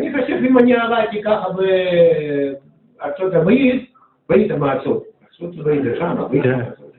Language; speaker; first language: Hebrew; non-native, learner; Russian